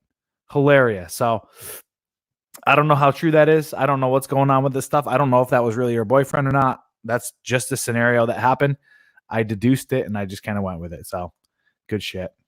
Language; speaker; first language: English; native; English